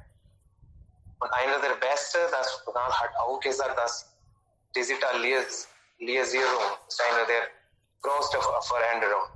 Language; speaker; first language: German; non-native, learner; Hindi